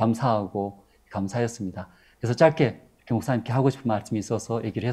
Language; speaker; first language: Korean; native; Korean